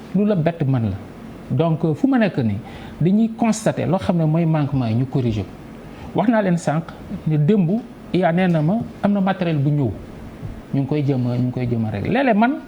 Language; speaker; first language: Wolof; non-native, local second language; Fula